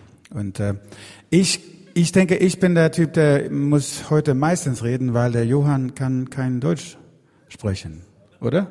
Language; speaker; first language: German; non-native, fluent; Swedish